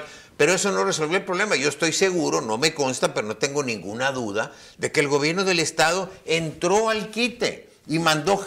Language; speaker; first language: Spanish; native; Spanish